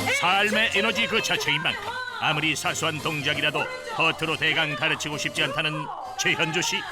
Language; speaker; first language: Korean; native; Korean